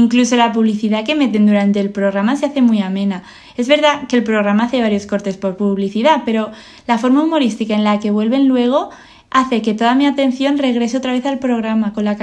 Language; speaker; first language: Spanish; native; Spanish